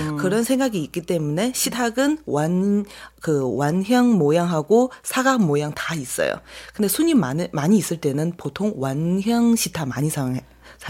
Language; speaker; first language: Korean; non-native, fluent; Chinese